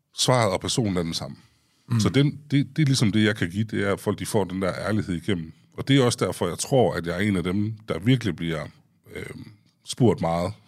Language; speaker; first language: Danish; native; Danish